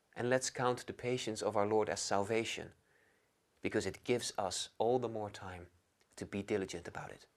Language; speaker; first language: English; non-native, fluent; Dutch